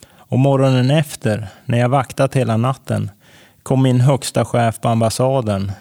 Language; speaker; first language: Swedish; native; Swedish